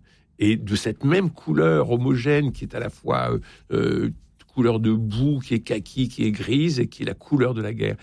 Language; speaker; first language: French; native; French